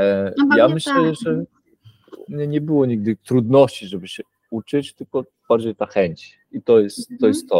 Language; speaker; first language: Polish; early bilingual, heritage; Polish